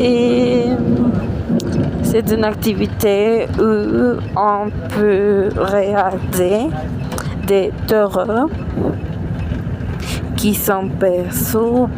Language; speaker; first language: French; non-native, learner; Spanish